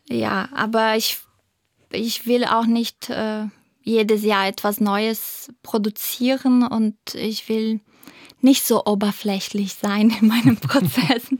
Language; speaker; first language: German; non-native, fluent; Portuguese